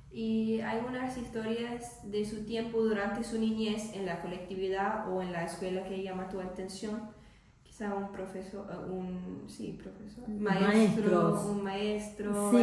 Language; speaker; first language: Spanish; non-native, learner; English